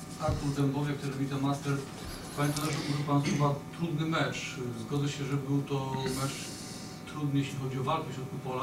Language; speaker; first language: Polish; native; Polish